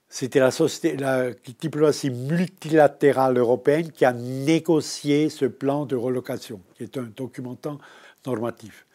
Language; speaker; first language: French; native; French